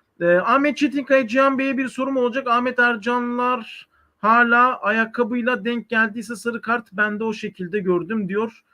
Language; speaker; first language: Turkish; native; Turkish